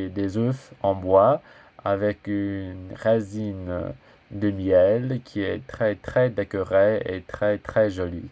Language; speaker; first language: French; non-native, learner; English